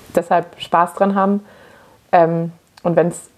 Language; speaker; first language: German; native; German